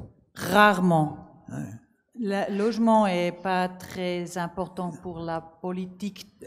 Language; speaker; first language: French; non-native, learner; German